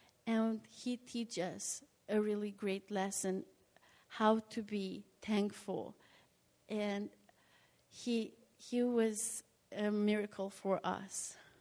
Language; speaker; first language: English; non-native, fluent; Romanian